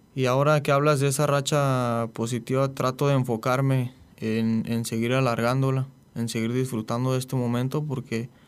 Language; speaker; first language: Spanish; native; Spanish